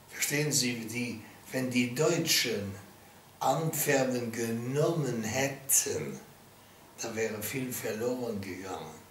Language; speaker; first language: German; non-native, local second language; Luxembourgish